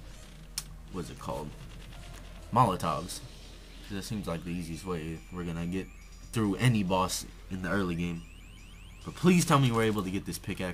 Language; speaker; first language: English; native; English